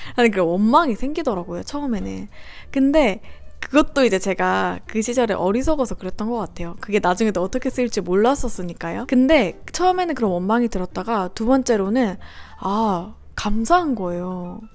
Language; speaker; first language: Korean; native; Korean